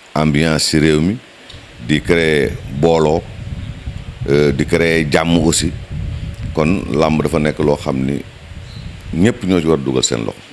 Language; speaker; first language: Wolof; native; Wolof